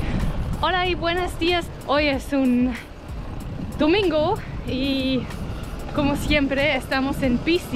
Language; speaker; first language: Spanish; non-native, learner; German